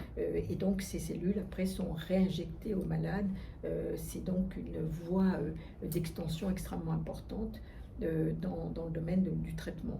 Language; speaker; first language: French; native; French